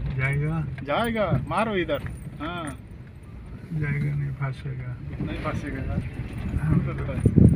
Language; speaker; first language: Hindi; non-native, learner; Nepali